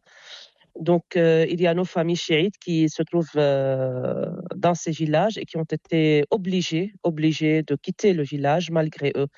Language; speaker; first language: French; non-native, local second language; Arabic